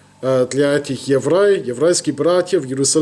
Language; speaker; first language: Russian; non-native, learner; English